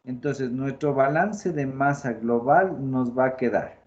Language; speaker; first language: Spanish; native; Spanish